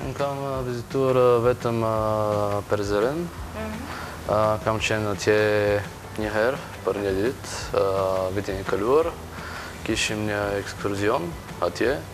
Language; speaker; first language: Albanian; non-native, learner; Bulgarian